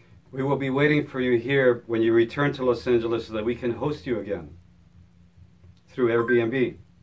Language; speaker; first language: English; native; English